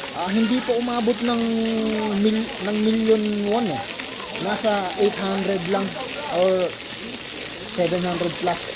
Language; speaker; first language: Filipino; native; Filipino